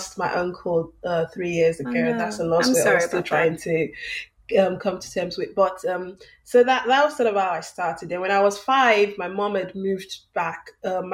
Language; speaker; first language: English; non-native, local second language; Yoruba